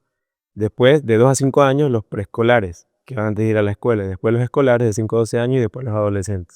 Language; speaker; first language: Spanish; native; Spanish